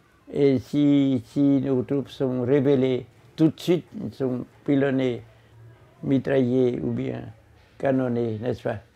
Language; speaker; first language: French; non-native, local second language; Vietnamese